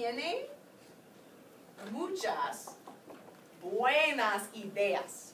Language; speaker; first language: Spanish; non-native, fluent; English